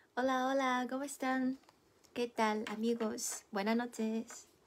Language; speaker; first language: Spanish; non-native, fluent; Chinese